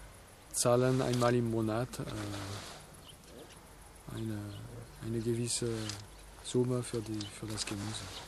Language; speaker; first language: German; non-native, fluent; French